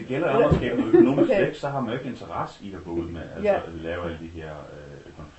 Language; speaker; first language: Danish; native; Danish